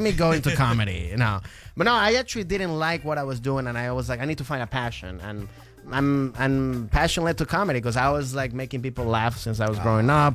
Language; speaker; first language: English; native; English